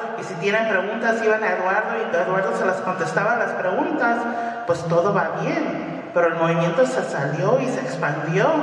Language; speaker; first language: Spanish; early bilingual, heritage; Spanish